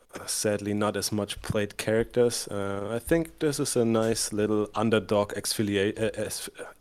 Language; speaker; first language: English; non-native, fluent; German